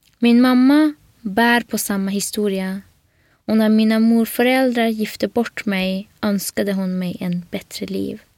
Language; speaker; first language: Swedish; non-native, fluent; Persian